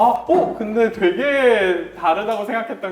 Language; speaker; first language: Korean; native; Korean